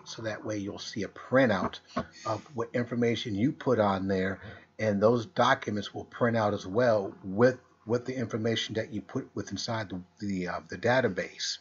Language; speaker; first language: English; native; English